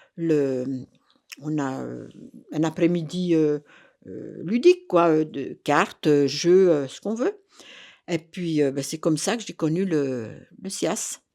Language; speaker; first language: French; native; French